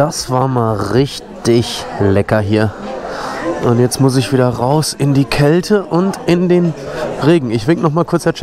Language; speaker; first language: German; native; German